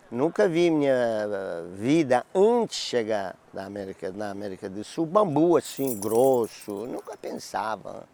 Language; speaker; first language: Portuguese; non-native, learner; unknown